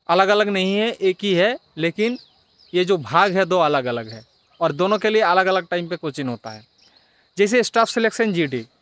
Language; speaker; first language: Hindi; non-native, local second language; Bangla